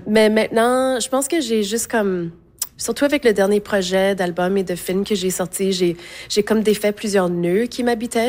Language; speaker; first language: French; native; French